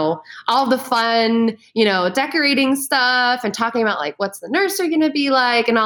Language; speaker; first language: English; native; English